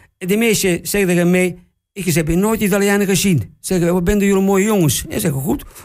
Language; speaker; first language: Dutch; non-native, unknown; Italian